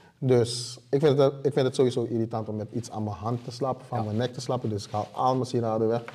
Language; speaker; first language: Dutch; native; Dutch